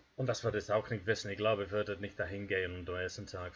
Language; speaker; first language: German; non-native, fluent; English